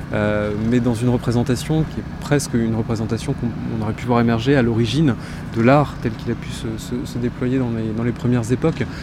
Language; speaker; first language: French; native; French